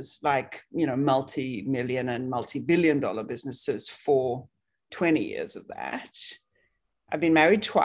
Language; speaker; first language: English; native; English